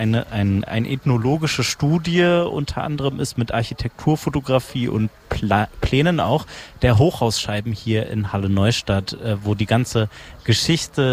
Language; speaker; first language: German; native; German